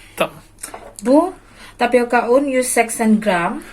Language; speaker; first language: Turkish; non-native, learner; Indonesian